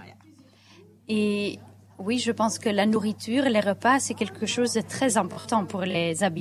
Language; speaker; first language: French; non-native, local second language; Dutch